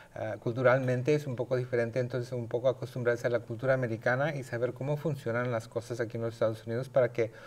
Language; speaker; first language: Spanish; native; Spanish